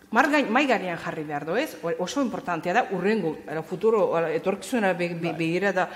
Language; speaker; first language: Basque; non-native, fluent; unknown